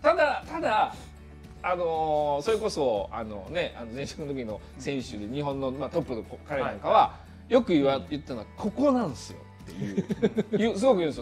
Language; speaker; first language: Japanese; native; Japanese